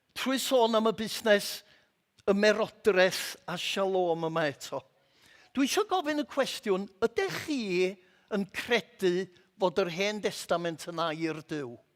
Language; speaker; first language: Welsh; native; Welsh